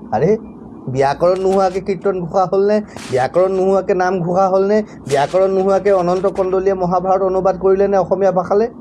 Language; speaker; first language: Assamese; native; Assamese